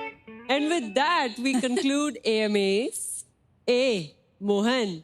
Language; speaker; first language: Hindi; native; Hindi